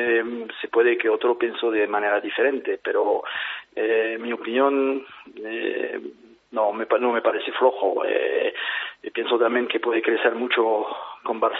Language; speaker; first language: Spanish; non-native, fluent; French